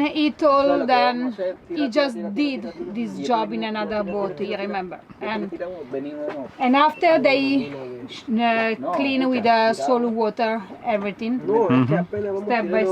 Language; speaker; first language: English; non-native, learner; Spanish